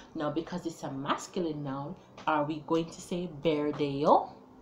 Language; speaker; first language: English; native; English